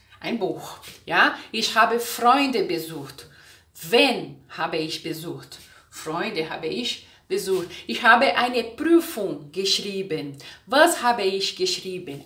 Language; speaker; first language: German; non-native, fluent; Portuguese